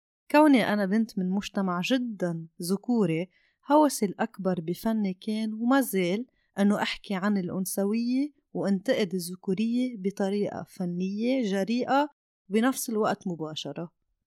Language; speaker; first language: Arabic; non-native, local second language; Armenian